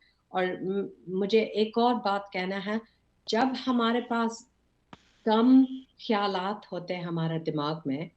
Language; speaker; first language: Hindi; early bilingual, heritage; English